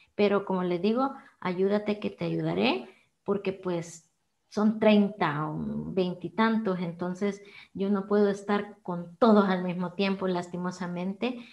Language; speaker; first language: Spanish; native; Spanish